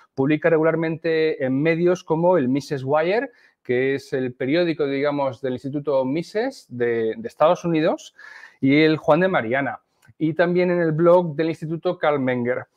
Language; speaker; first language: Spanish; native; Spanish